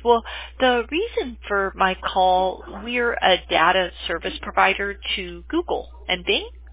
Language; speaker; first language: English; native; English